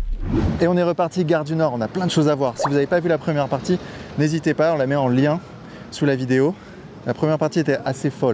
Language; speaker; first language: French; native; French